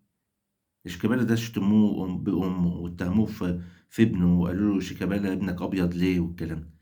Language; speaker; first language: Arabic; native; Arabic